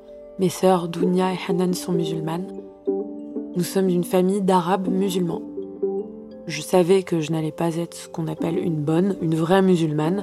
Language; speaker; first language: French; early bilingual, other home language; Arabic